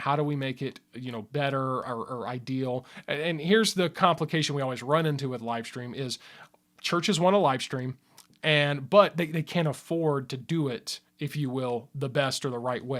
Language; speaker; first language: English; native; English